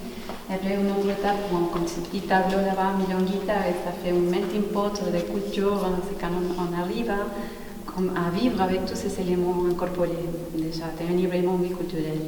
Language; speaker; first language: French; non-native, fluent; Spanish